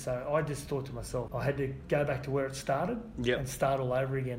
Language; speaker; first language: English; native; English